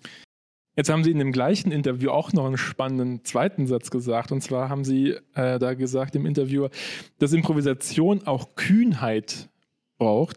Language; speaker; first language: German; native; German